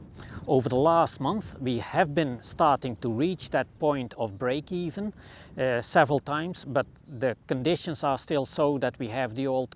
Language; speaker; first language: English; non-native, fluent; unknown